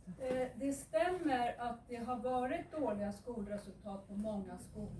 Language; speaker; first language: Swedish; native; Swedish